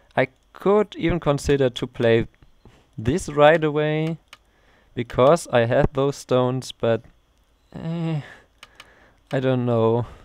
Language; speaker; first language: English; non-native, fluent; German